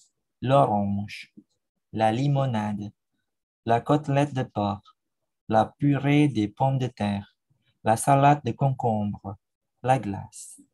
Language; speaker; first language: French; non-native, fluent; Indonesian